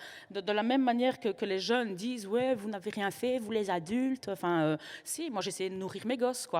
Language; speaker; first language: French; native; French